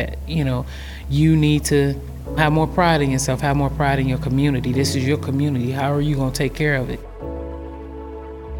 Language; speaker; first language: English; native; English